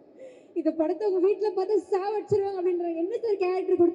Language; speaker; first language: Tamil; native; Tamil